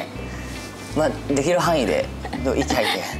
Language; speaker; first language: Japanese; native; Japanese